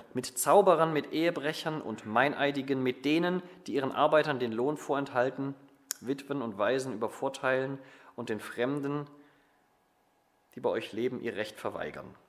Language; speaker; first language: German; native; German